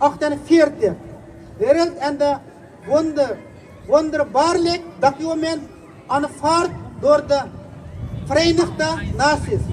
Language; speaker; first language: Dutch; non-native, learner; Uyghur